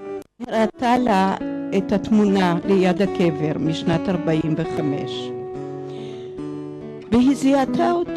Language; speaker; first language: Hebrew; early bilingual, other home language; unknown